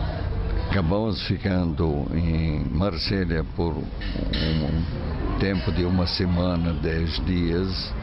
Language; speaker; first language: Portuguese; non-native, fluent; Arabic